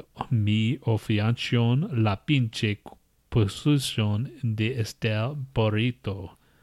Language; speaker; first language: Spanish; non-native, learner; English